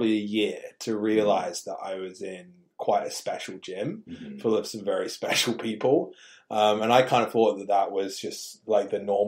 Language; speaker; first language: English; native; English